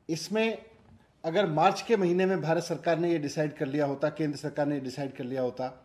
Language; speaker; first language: Hindi; native; Hindi